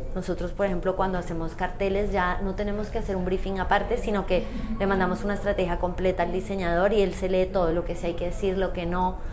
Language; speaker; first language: Spanish; native; Spanish